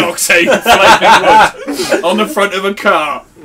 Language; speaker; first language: English; native; English